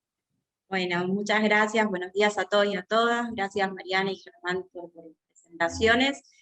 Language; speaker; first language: Spanish; native; Spanish